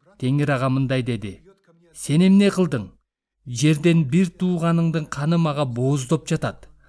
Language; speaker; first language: Kyrgyz; non-native, local second language; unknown